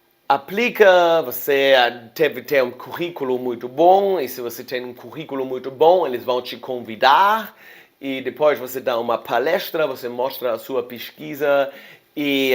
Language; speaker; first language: Portuguese; non-native, fluent; German